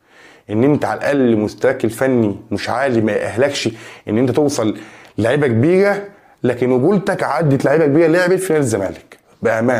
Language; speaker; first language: Arabic; native; Arabic